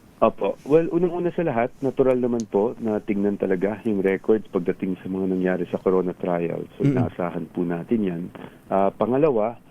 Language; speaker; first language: Filipino; native; Filipino